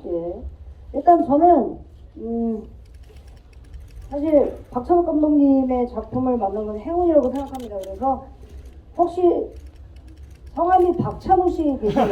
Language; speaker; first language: Korean; native; Korean